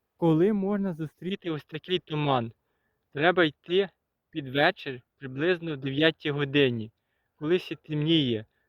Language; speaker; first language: Ukrainian; native; Ukrainian